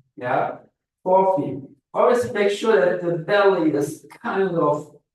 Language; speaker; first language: English; non-native, fluent; German